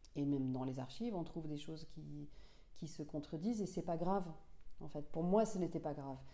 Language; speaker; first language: French; non-native, local second language; Finnish